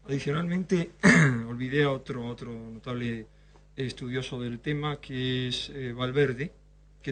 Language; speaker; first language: Spanish; native; Spanish